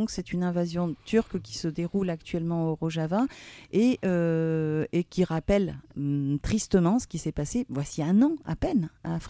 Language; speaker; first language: French; native; French